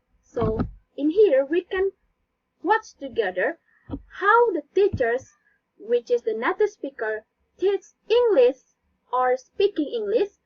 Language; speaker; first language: English; non-native, learner; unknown